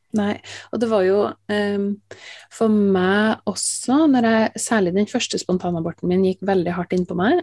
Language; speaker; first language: Norwegian; native; Norwegian